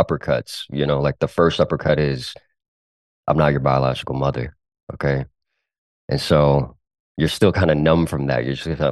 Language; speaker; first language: English; early bilingual, other home language; Cantonese